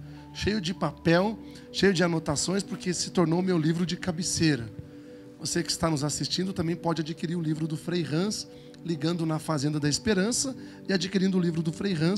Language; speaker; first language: Portuguese; native; Portuguese